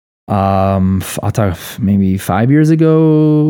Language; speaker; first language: English; native; English